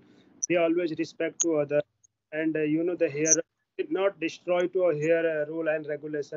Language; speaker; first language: English; non-native, learner; Hindi